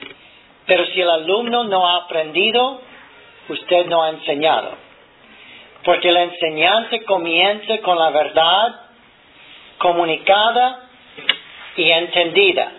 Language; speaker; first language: Spanish; non-native, fluent; English